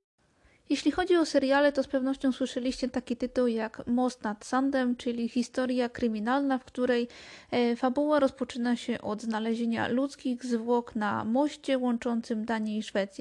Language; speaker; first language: Polish; native; Polish